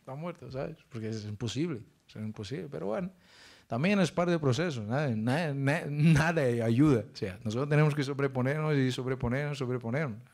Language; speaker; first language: Spanish; non-native, fluent; Portuguese